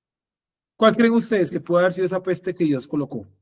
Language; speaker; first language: Spanish; native; Spanish